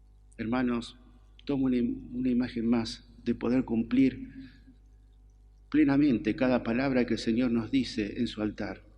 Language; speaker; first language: Spanish; native; Spanish